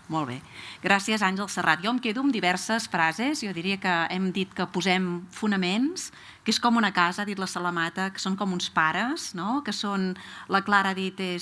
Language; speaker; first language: Catalan; native; Catalan